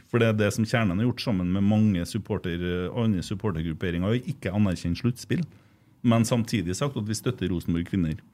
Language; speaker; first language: Norwegian; native; Norwegian